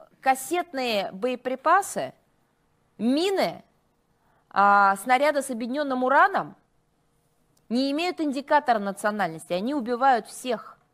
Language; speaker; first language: Russian; native; Russian